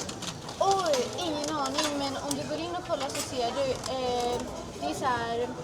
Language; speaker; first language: Swedish; native; Swedish